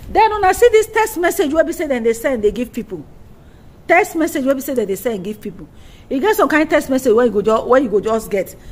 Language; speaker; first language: Nigerian Pidgin; native; Nigerian Pidgin